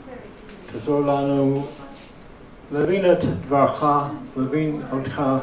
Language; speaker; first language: Hebrew; non-native, fluent; English